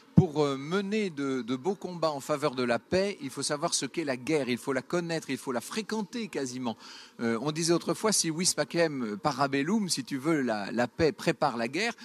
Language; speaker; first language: French; native; French